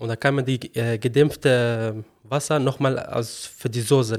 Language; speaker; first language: German; non-native, learner; Arabic